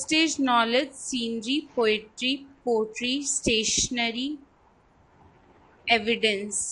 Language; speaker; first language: English; non-native, local second language; Hindi